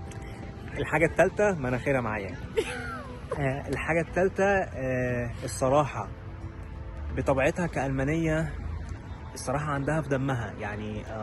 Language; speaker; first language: Arabic; native; Arabic